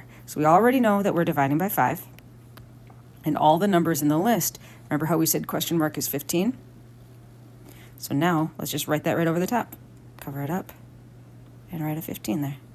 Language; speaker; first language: English; native; English